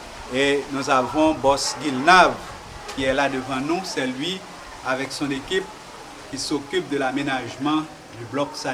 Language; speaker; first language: French; non-native, local second language; Haitian Creole